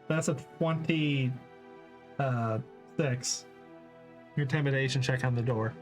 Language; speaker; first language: English; native; English